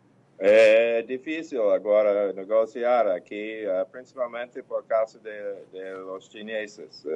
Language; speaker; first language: Portuguese; non-native, fluent; English